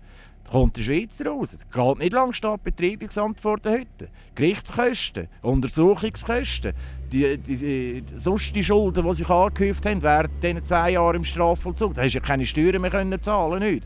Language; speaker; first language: German; native; German